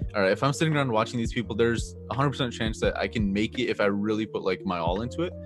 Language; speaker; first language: English; native; English